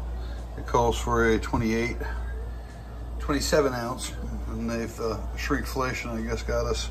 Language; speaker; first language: English; native; English